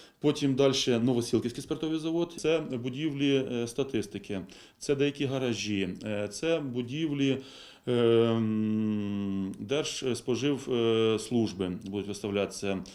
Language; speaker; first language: Ukrainian; native; Ukrainian